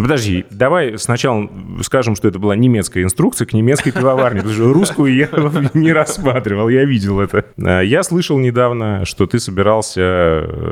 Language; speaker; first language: Russian; native; Russian